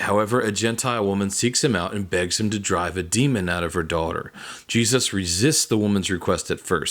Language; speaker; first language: English; native; English